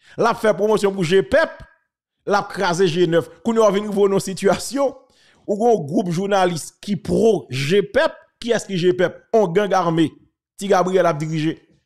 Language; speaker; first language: French; non-native, local second language; Haitian Creole